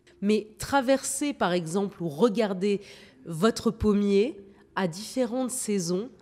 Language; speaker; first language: French; native; French